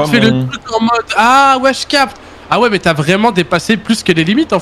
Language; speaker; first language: French; native; French